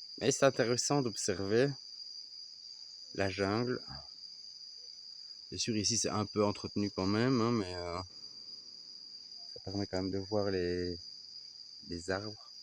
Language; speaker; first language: French; native; French